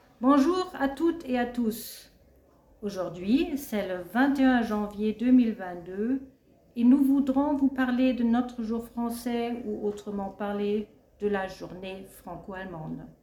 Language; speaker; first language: French; non-native, learner; German